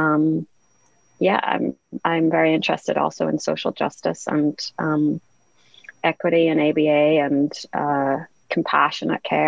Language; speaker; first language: English; native; English